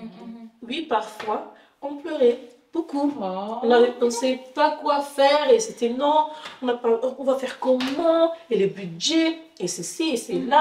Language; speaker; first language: French; non-native, fluent; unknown